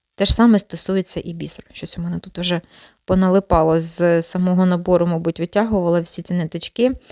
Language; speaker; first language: Ukrainian; non-native, local second language; Russian